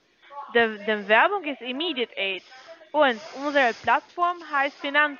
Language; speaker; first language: German; non-native, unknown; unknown